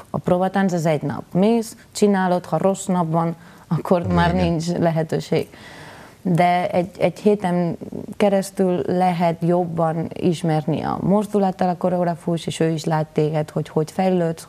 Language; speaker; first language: Hungarian; non-native, learner; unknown